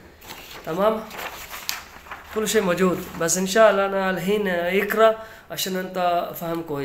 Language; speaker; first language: Arabic; non-native, learner; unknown